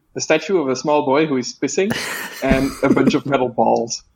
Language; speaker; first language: English; non-native, fluent; Dutch